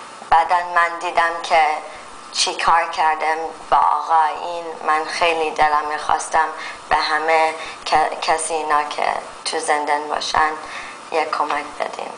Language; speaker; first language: Persian; early bilingual, heritage; Persian